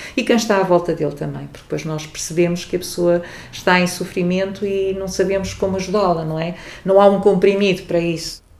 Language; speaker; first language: Portuguese; non-native, local second language; Kabuverdianu